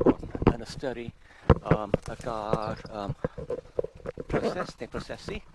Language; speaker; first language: Welsh; non-native, learner; English